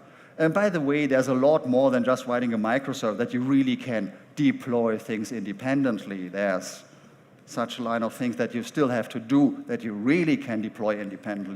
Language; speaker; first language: English; non-native, fluent; German